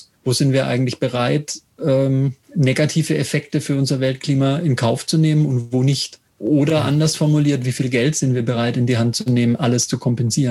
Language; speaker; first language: German; native; German